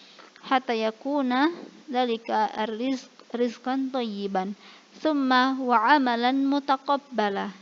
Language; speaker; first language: Arabic; non-native, fluent; Indonesian